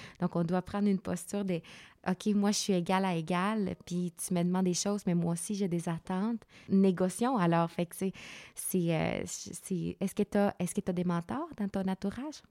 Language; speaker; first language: French; non-native, fluent; Spanish